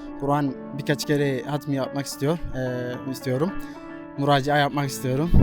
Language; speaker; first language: Turkish; non-native, learner; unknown